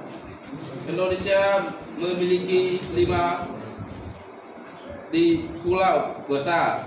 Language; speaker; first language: Indonesian; non-native, learner; Khmer